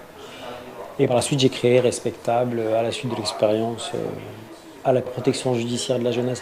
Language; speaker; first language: French; native; French